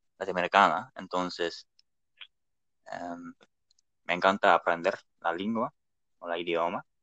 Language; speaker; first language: Spanish; non-native, learner; Dutch